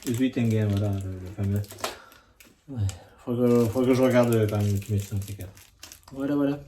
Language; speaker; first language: French; native; French